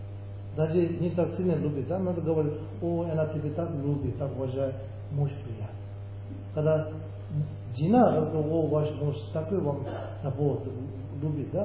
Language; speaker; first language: Russian; non-native, learner; Tibetan